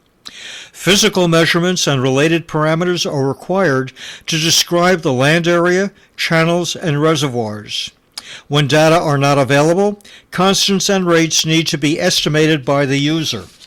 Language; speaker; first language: English; native; English